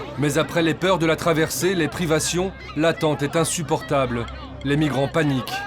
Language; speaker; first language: French; native; French